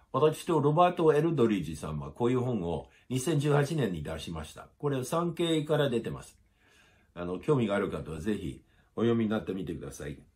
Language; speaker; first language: Japanese; non-native, fluent; English